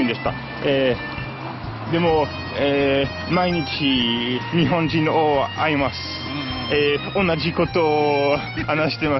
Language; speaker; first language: Japanese; non-native, learner; French